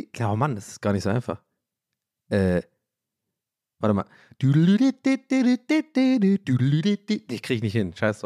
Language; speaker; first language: German; early bilingual, other home language; English